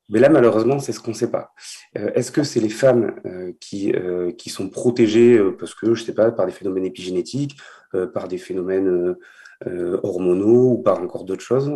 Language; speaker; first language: French; native; French